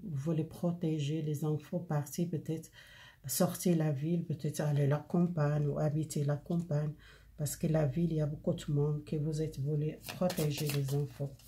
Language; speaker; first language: French; non-native, learner; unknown